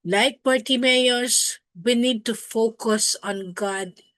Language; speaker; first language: English; non-native, local second language; Filipino